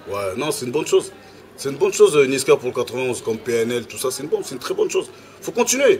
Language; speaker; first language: French; early bilingual, other home language; Lingala